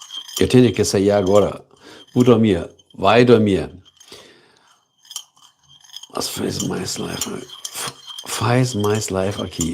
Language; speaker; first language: Portuguese; non-native, learner; German